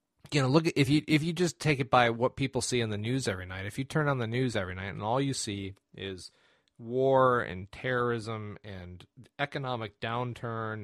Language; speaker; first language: English; native; English